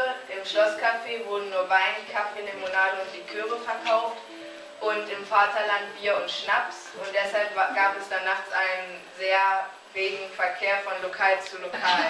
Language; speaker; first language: German; native; German